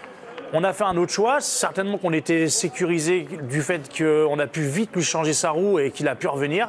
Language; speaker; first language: French; native; French